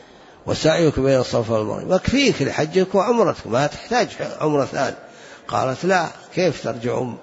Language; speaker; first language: Arabic; native; Arabic